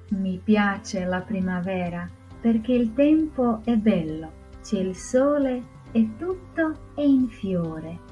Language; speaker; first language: Italian; non-native, fluent; Croatian